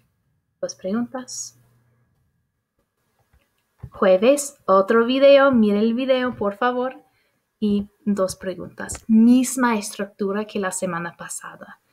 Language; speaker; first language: Spanish; non-native, fluent; English